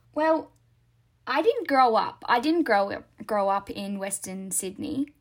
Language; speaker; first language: English; native; English